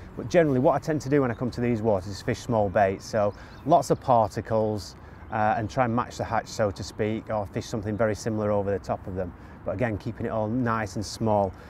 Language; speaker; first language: English; native; English